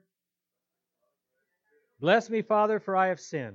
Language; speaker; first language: English; native; English